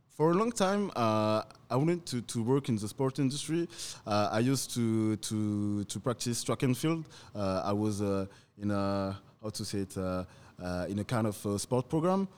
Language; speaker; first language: English; non-native, fluent; French